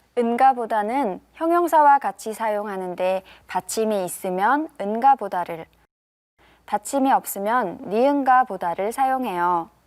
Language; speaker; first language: Korean; native; Korean